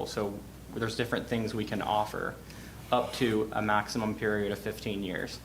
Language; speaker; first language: English; native; English